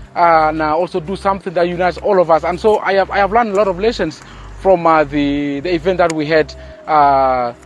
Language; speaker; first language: English; non-native, fluent; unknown